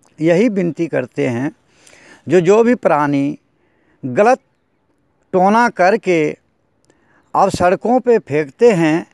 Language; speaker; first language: Hindi; native; Hindi